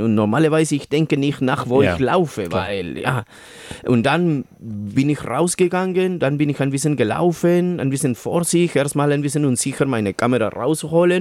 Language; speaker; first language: German; non-native, fluent; Spanish